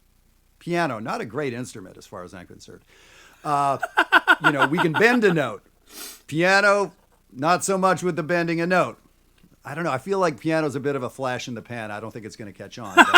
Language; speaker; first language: English; native; English